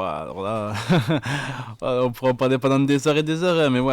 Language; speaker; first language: French; native; French